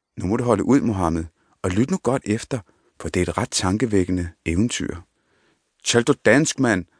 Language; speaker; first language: Danish; early bilingual, other home language; Punjabi